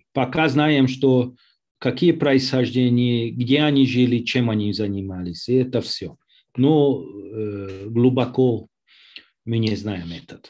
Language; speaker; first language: Russian; non-native, learner; Hungarian